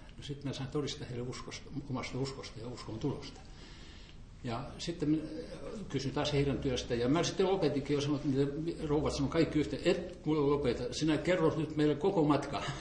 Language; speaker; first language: Finnish; native; Finnish